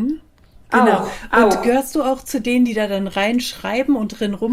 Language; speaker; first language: German; native; German